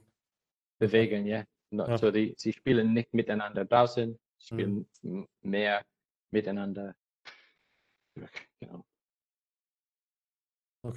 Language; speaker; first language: German; non-native, learner; English